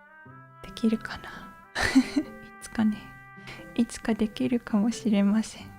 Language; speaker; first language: Japanese; non-native, learner; English